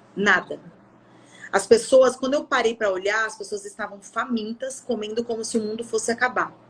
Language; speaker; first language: Portuguese; native; Portuguese